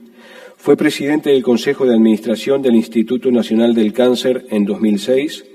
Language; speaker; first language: Spanish; native; Spanish